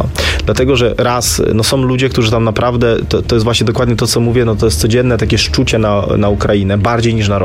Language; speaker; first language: Polish; native; Polish